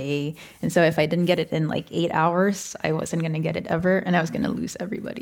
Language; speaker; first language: English; non-native, local second language; Filipino